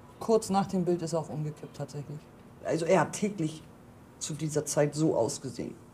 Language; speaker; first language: German; native; German